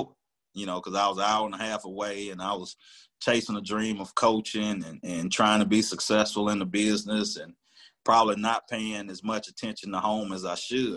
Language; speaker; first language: English; native; English